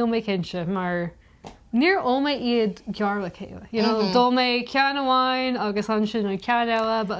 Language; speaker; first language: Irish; non-native, learner; English